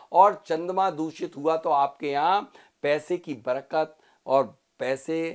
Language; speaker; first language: Hindi; native; Hindi